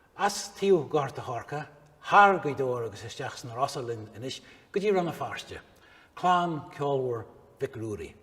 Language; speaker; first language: Irish; native; Irish